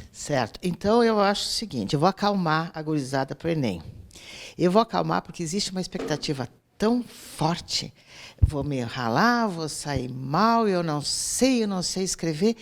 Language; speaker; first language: Portuguese; native; Portuguese